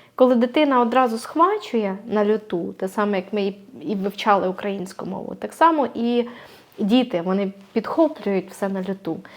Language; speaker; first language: Ukrainian; native; Ukrainian